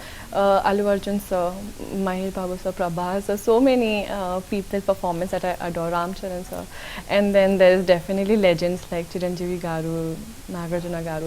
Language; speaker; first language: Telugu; non-native, local second language; Urdu